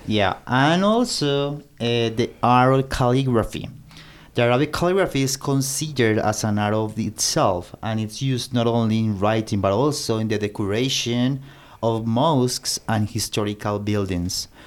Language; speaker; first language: English; non-native, fluent; Spanish